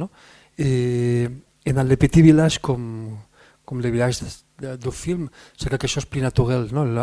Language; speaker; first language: French; non-native, fluent; Spanish